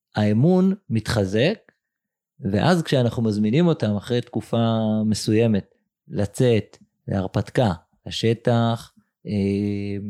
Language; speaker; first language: Hebrew; native; Hebrew